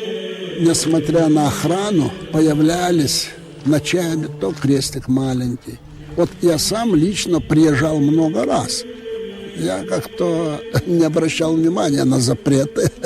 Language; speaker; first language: Russian; non-native, local second language; Lithuanian